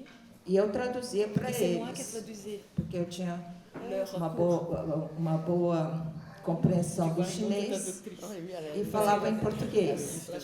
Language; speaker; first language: Portuguese; early bilingual, other home language; Chinese